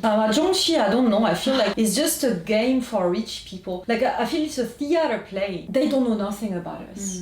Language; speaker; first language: English; non-native, fluent; French